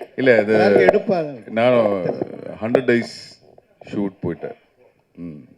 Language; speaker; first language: Tamil; non-native, learner; Malayalam